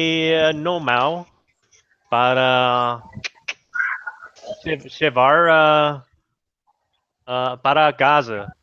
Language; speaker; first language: Portuguese; non-native, learner; English